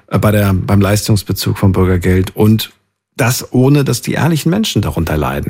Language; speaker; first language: German; native; German